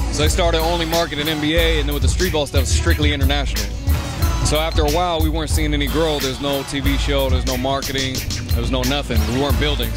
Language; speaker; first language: English; native; English